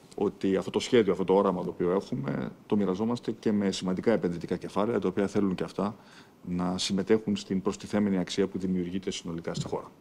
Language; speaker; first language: Greek; native; Greek